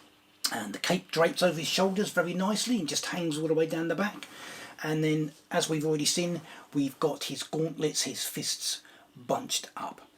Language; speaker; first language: English; native; English